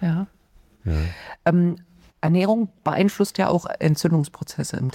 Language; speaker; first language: German; native; German